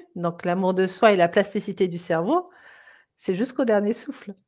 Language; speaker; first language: French; native; French